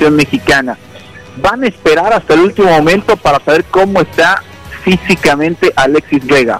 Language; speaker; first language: Spanish; native; Spanish